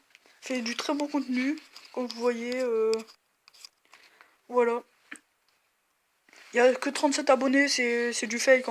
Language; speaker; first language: French; native; French